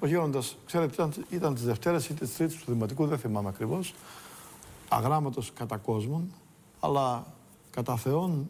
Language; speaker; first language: Greek; native; Greek